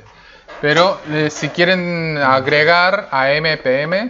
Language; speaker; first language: Spanish; non-native, fluent; Korean